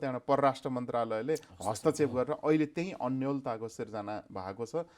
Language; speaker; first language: Nepali; native; Nepali